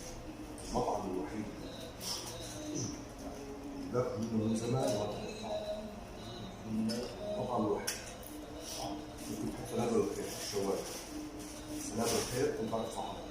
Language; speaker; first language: Arabic; non-native, learner; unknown